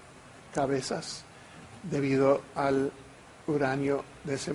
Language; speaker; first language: Spanish; non-native, fluent; English